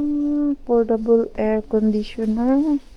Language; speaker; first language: English; non-native, local second language; Filipino